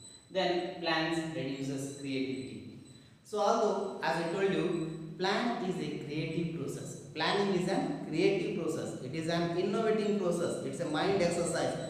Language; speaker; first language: English; non-native, local second language; Kannada